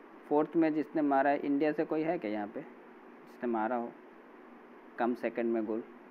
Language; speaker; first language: Hindi; non-native, local second language; Bangla